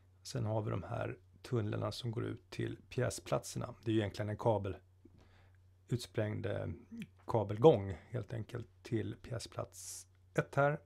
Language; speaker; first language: Swedish; native; Swedish